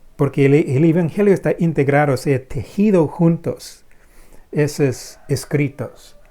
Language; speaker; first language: Spanish; non-native, fluent; English